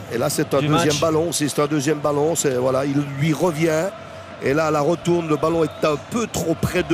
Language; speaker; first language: French; native; French